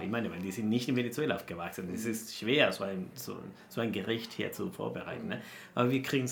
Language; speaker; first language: German; non-native, fluent; Spanish